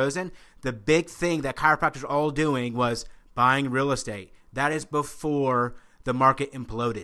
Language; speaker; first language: English; native; English